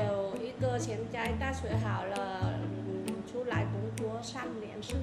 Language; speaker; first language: Chinese; non-native, learner; Vietnamese